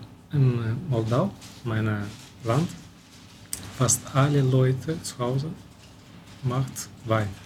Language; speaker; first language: German; non-native, local second language; Romanian